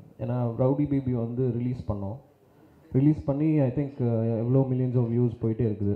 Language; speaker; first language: Tamil; native; Tamil